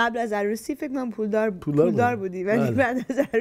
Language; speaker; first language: Persian; early bilingual, heritage; Persian